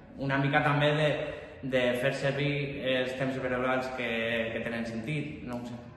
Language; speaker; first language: Catalan; non-native, local second language; Spanish